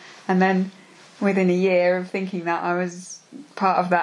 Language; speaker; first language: English; native; English